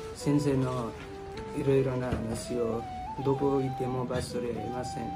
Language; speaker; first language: Japanese; non-native, learner; Nepali